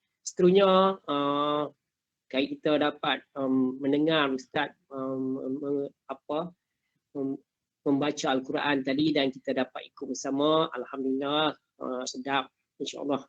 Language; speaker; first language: Malay; native; Malay